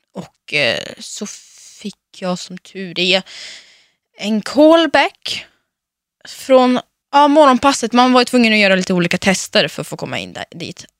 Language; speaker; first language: Swedish; early bilingual, other home language; Russian